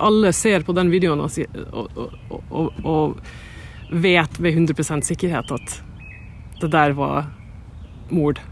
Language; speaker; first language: Norwegian; non-native, fluent; English